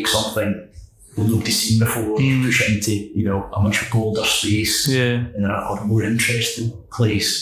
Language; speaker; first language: English; native; English